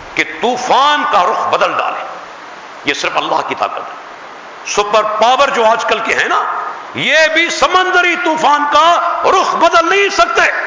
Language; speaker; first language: Urdu; non-native, local second language; Sindhi